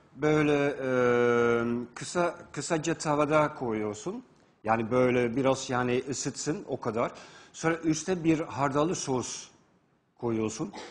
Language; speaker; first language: Turkish; non-native, fluent; Dutch